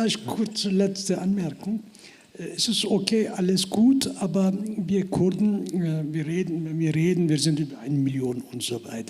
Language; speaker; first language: German; non-native, fluent; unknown